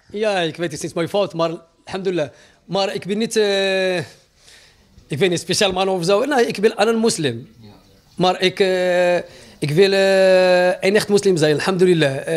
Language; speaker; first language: Dutch; non-native, learner; Arabic